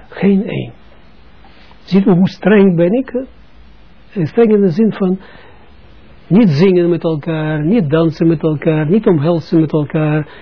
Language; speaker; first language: Dutch; non-native, fluent; Russian